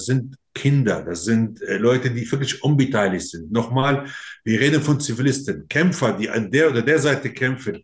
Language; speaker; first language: German; non-native, fluent; Arabic